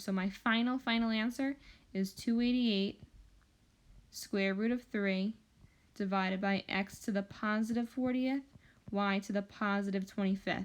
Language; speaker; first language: English; native; English